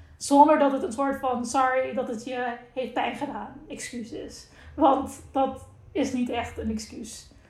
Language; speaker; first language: Dutch; non-native, local second language; Papiamento